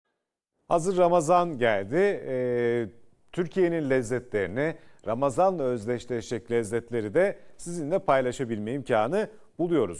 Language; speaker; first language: Turkish; native; Turkish